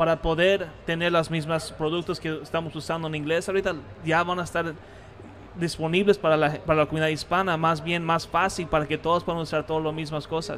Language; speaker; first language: Spanish; early bilingual, heritage; Spanish